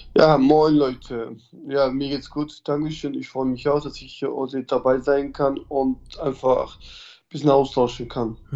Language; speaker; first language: German; non-native, fluent; Turkish